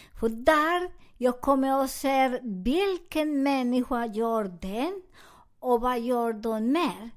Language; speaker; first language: Swedish; non-native, learner; Spanish